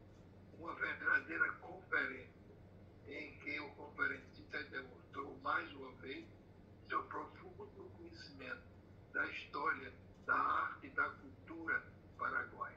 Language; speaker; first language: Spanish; non-native, fluent; Portuguese